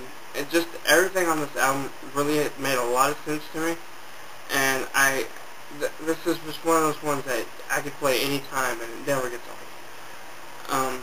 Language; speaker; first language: English; native; English